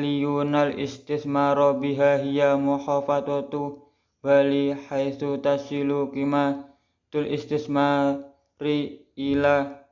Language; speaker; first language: Arabic; non-native, learner; Indonesian